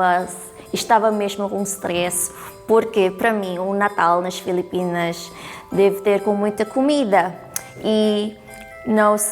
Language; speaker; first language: Portuguese; non-native, fluent; Cebuano